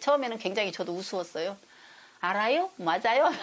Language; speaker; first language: Korean; native; Korean